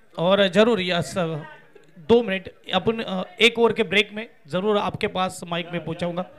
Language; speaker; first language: Hindi; non-native, local second language; Marathi